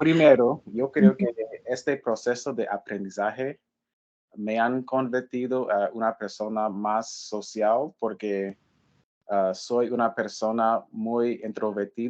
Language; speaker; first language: Spanish; non-native, learner; English